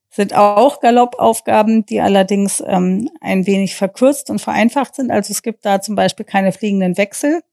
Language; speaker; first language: German; non-native, fluent; English